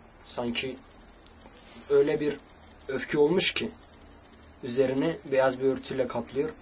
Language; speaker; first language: Turkish; native; Turkish